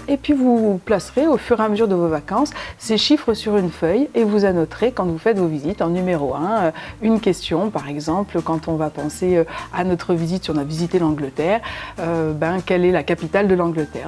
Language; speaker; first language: French; native; French